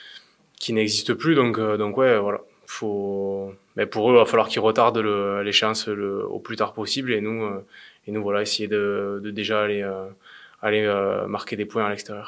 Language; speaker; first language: French; native; French